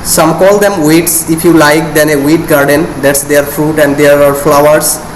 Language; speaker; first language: English; non-native, local second language; Assamese